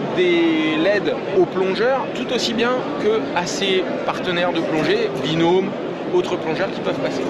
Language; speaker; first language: French; native; French